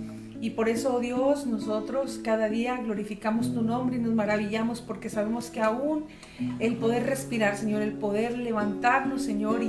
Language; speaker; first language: Spanish; native; Spanish